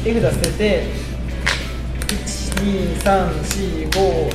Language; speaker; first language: Japanese; native; Japanese